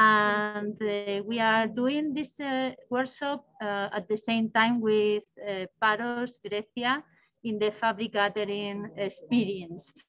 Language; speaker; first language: English; non-native, learner; Spanish